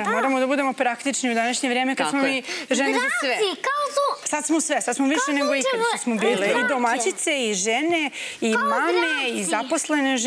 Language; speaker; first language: Serbian; native; Serbian